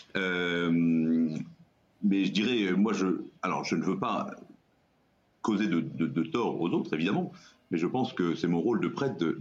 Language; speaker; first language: French; native; French